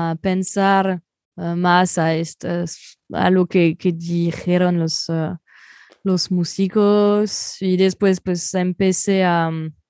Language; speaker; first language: Spanish; non-native, fluent; French